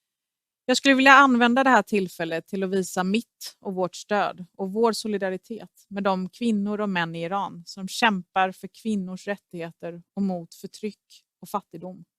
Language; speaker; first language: Swedish; early bilingual, other home language; Persian